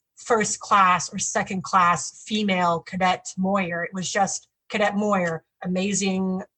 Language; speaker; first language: English; native; English